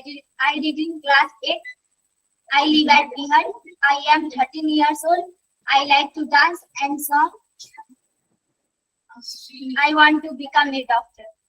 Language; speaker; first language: English; non-native, learner; Hindi